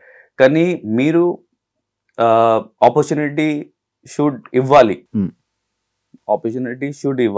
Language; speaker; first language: Telugu; non-native, learner; Hindi